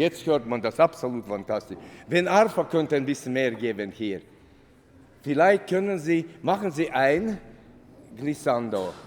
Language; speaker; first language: German; non-native, fluent; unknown